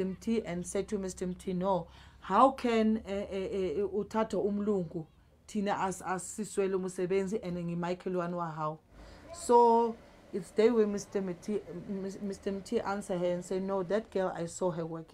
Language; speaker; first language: English; non-native, local second language; Afrikaans